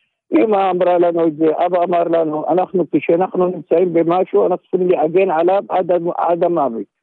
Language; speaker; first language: Hebrew; non-native, local second language; Arabic